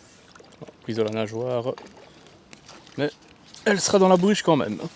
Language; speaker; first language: French; native; French